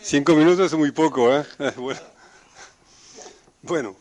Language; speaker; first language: Spanish; non-native, fluent; French